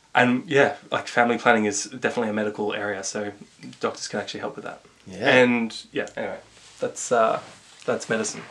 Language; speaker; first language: English; native; English